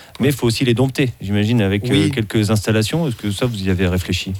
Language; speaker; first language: French; native; French